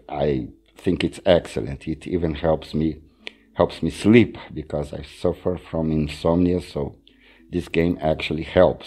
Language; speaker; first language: English; non-native, fluent; Portuguese